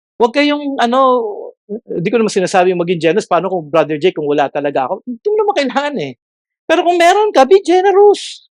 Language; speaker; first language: Filipino; non-native, local second language; Iloko